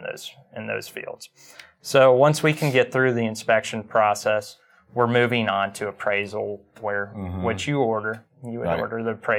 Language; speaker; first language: English; native; English